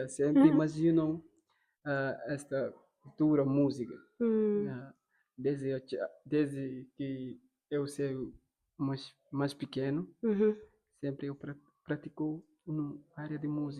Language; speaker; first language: Portuguese; non-native, local second language; Fula